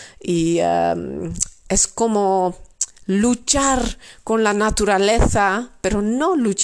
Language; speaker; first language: Spanish; non-native, fluent; Dutch